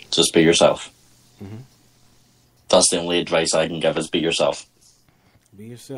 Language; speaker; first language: English; native; English